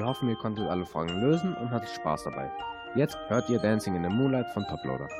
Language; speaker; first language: German; native; German